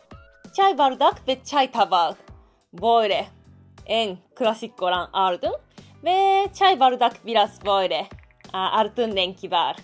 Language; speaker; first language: Turkish; non-native, learner; Japanese